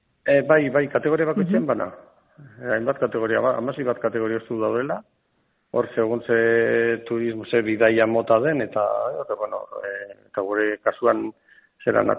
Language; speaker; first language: Basque; non-native, local second language; Spanish